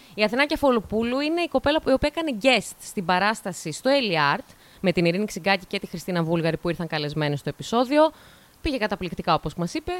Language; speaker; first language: Greek; native; Greek